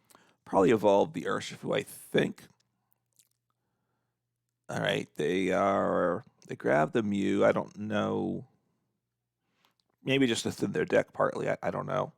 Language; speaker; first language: English; native; English